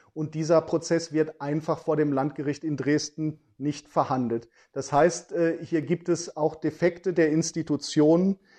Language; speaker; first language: German; native; German